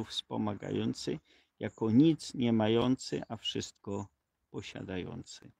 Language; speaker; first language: Polish; native; Polish